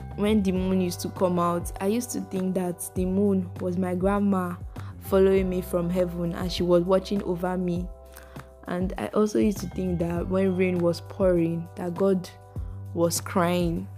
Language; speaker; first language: English; non-native, local second language; Yoruba